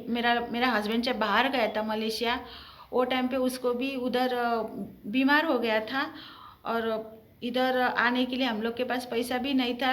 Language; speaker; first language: Hindi; early bilingual, heritage; Hindi